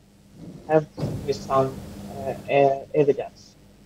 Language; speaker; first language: English; non-native, learner; Ukrainian